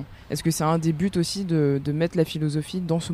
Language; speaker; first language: French; native; French